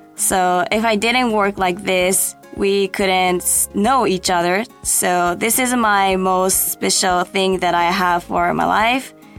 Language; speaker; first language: English; non-native, learner; Japanese